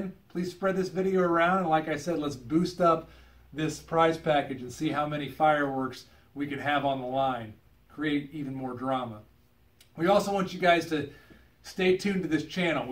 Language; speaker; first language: English; native; English